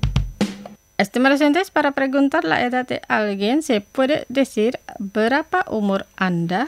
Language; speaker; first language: Spanish; non-native, fluent; Indonesian